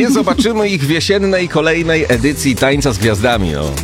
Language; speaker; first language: Polish; native; Polish